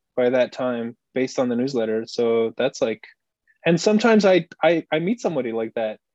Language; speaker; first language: English; non-native, fluent; Dutch